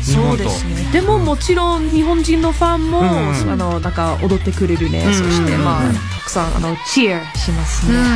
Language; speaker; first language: Japanese; non-native, learner; English